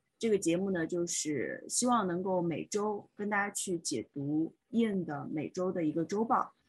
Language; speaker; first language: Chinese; native; Chinese